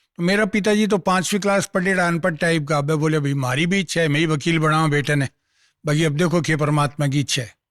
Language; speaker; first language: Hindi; non-native, local second language; Marwari